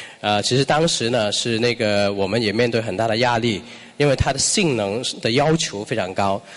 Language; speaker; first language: Chinese; non-native, local second language; Cantonese